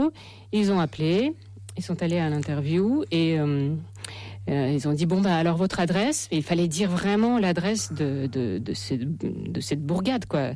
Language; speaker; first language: French; non-native, fluent; Russian